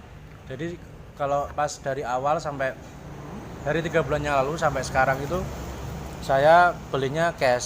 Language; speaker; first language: Indonesian; native; Indonesian